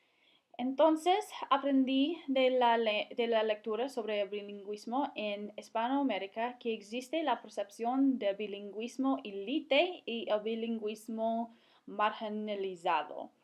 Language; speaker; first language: Spanish; non-native, fluent; English